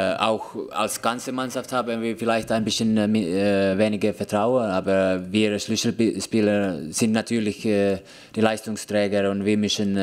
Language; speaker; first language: German; non-native, fluent; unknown